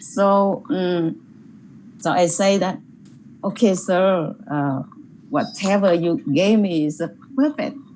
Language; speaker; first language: English; non-native, learner; Vietnamese